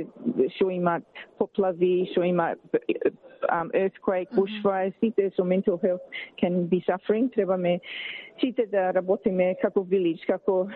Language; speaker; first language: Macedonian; early bilingual, heritage; Macedonian